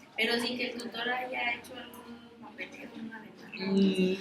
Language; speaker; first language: Spanish; native; Spanish